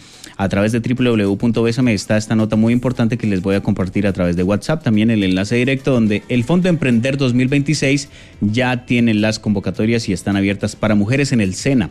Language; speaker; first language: Spanish; native; Spanish